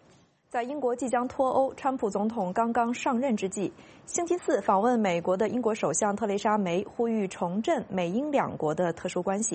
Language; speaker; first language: Chinese; native; Chinese